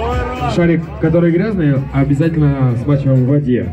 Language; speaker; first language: Russian; native; Russian